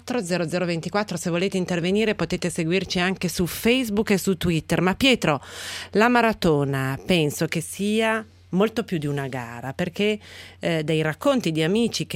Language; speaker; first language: Italian; native; Italian